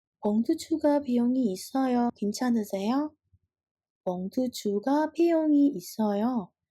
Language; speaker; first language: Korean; non-native, fluent; Indonesian